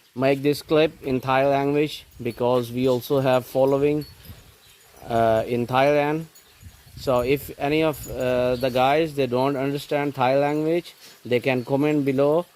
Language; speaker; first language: English; non-native, learner; Thai